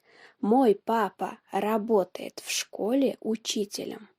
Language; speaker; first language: Russian; non-native, fluent; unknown